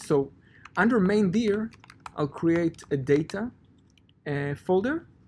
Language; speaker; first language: English; non-native, fluent; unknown